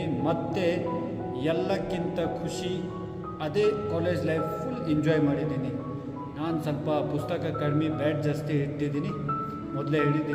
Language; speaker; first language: Kannada; non-native, fluent; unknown